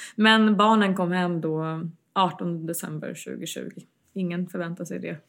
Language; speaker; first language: Swedish; early bilingual, other home language; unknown